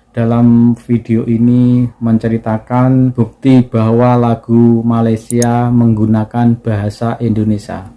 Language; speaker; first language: Indonesian; native; Indonesian